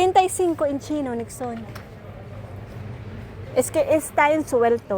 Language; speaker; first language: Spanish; non-native, learner; Filipino